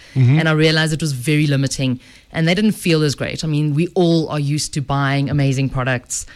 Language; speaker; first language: English; native; English